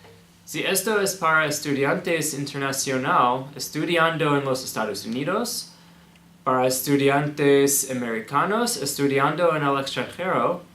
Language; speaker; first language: Spanish; non-native, learner; English